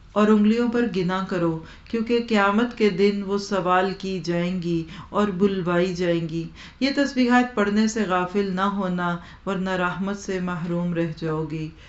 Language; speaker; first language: Urdu; non-native, local second language; Punjabi